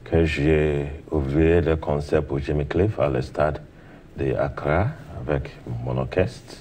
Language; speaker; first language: French; non-native, learner; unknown